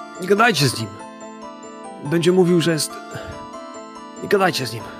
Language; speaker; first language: Polish; native; Polish